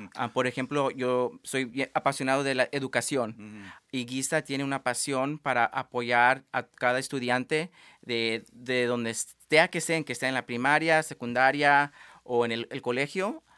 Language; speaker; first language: Spanish; early bilingual, heritage; Spanish